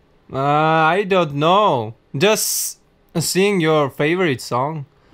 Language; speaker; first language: English; non-native, learner; Tatar